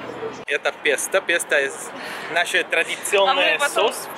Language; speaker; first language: Russian; non-native, learner; Italian